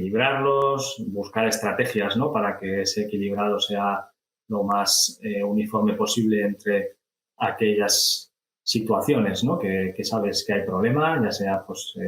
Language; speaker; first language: Spanish; native; Spanish